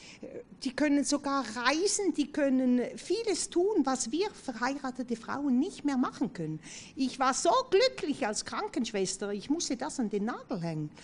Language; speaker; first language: German; non-native, fluent; French